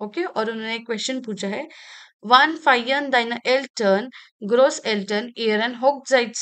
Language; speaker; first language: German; non-native, fluent; Hindi